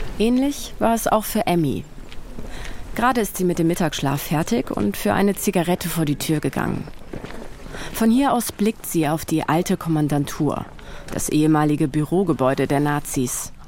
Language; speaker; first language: German; native; German